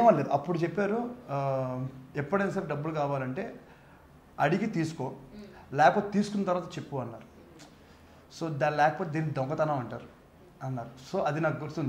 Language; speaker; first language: Telugu; native; Telugu